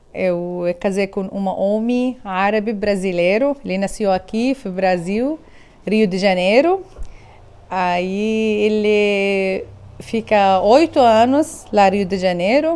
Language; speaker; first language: Portuguese; non-native, learner; Arabic